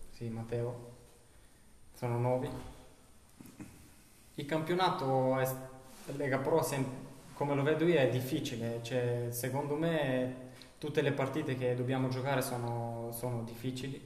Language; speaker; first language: Italian; non-native, learner; Bulgarian